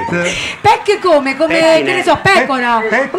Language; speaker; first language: Italian; native; Italian